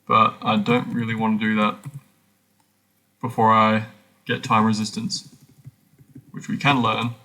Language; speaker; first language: English; native; English